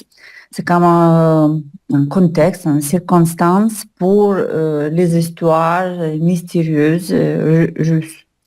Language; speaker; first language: French; non-native, learner; Russian